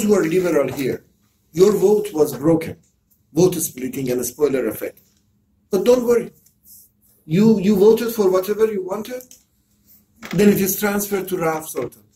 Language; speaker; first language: English; non-native, fluent; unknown